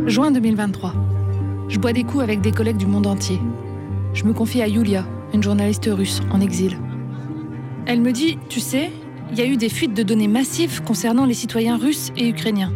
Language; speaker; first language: French; native; French